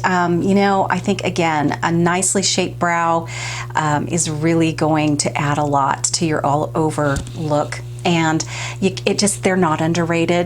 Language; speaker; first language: English; native; English